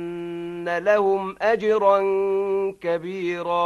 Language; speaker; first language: Arabic; native; Arabic